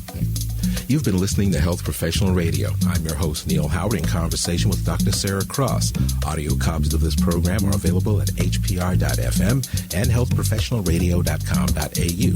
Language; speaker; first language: English; native; English